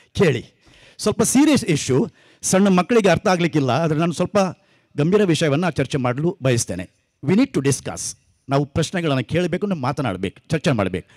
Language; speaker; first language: Kannada; non-native, local second language; Konkani